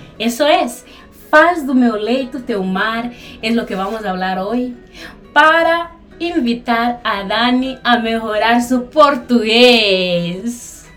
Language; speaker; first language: Spanish; non-native, fluent; Portuguese